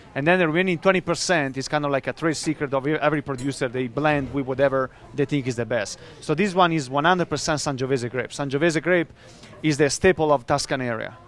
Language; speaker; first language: English; non-native, fluent; Italian